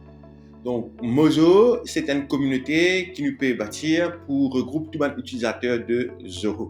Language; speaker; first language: French; non-native, local second language; Morisyen